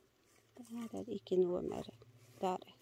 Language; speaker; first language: Norwegian; non-native, learner; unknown